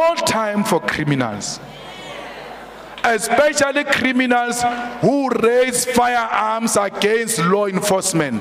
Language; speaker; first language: English; non-native, local second language; Northern Sotho